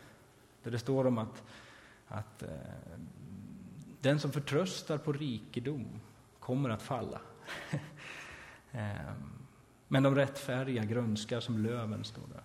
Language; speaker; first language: Swedish; native; Swedish